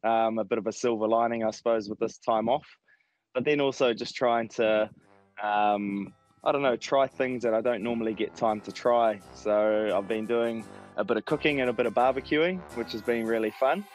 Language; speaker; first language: English; native; English